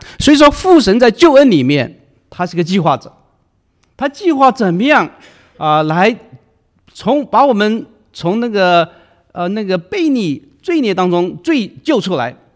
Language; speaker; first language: Chinese; non-native, local second language; Cantonese